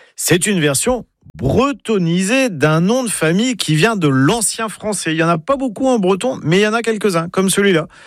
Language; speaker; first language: French; native; French